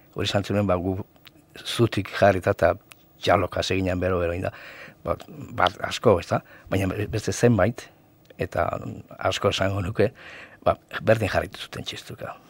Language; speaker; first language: Basque; native; Basque